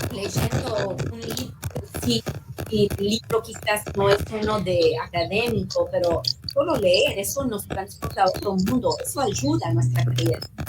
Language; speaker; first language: Spanish; early bilingual, heritage; Spanish